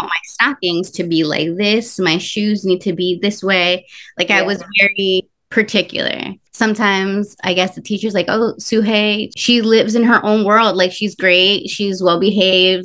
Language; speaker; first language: English; early bilingual, other home language; Spanish